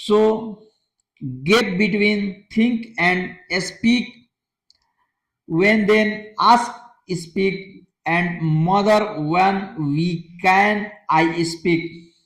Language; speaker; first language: English; non-native, local second language; Hindi